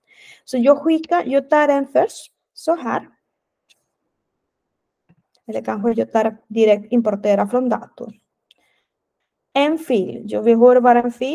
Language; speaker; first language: Swedish; non-native, fluent; Spanish